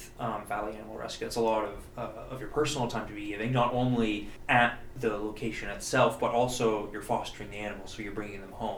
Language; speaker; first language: English; native; English